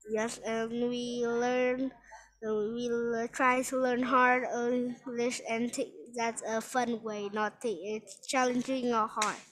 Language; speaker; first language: English; non-native, learner; Vietnamese